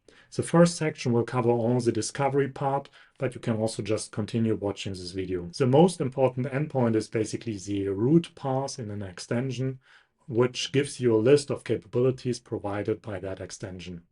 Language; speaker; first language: English; non-native, fluent; German